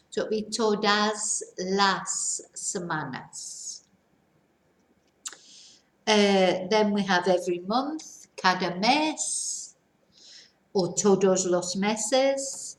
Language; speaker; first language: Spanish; non-native, fluent; English